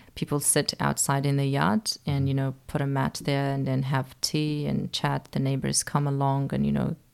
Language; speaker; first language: English; early bilingual, other home language; Persian